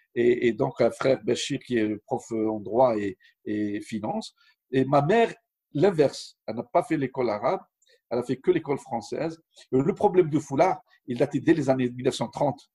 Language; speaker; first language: French; non-native, local second language; Arabic